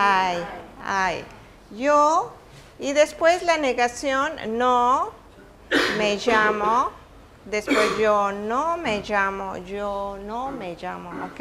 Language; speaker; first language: Spanish; native; Spanish